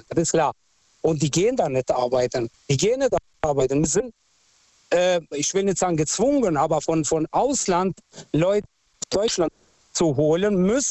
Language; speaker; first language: German; non-native, local second language; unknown